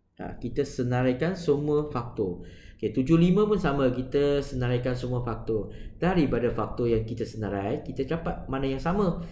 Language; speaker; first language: Malay; non-native, local second language; Chinese